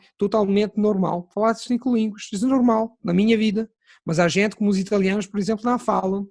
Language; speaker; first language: Portuguese; non-native, fluent; Italian